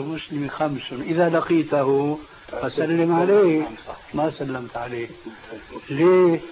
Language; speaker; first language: Arabic; early bilingual, other home language; Albanian